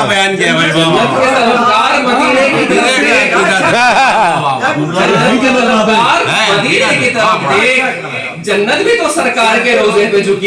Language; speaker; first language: Urdu; native; Urdu